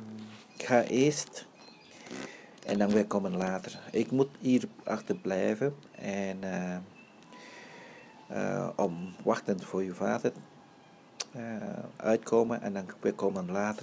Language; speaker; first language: Dutch; early bilingual, other home language; Vietnamese